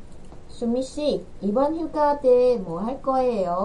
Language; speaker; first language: Korean; non-native, fluent; Vietnamese